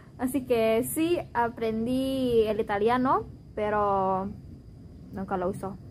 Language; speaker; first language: Spanish; non-native, fluent; Indonesian